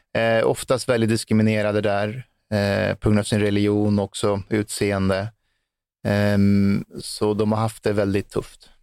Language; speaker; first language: Swedish; early bilingual, other home language; Persian